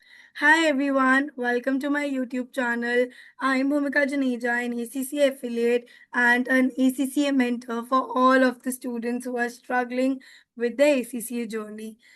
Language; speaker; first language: English; non-native, local second language; Hindi